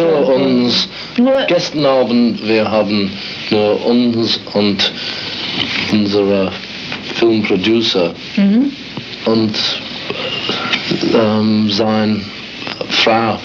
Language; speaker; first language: German; non-native, learner; English